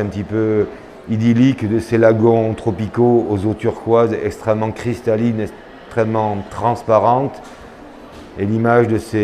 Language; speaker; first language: French; native; French